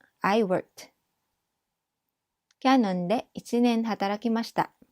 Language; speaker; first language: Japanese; non-native, fluent; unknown